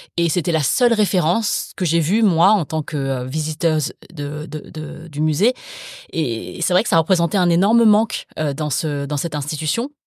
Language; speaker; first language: French; early bilingual, other home language; Min Nan Chinese